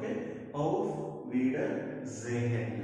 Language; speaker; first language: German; non-native, learner; Telugu